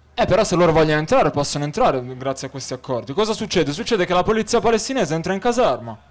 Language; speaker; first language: Italian; early bilingual, other home language; Arabic